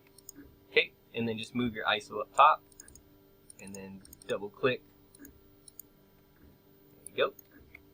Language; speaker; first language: English; native; English